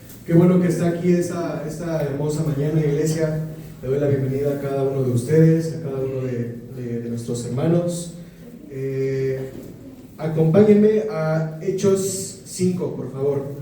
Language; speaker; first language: Spanish; native; Spanish